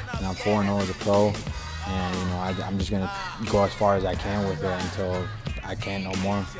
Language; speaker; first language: English; early bilingual, other home language; Spanish